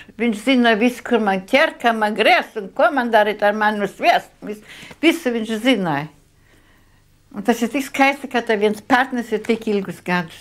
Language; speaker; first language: Latvian; non-native, local second language; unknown